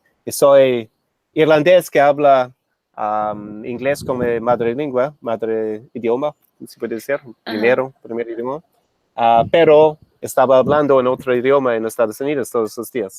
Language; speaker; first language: Spanish; non-native, fluent; English